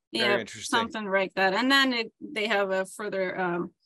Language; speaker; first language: English; non-native, fluent; Ukrainian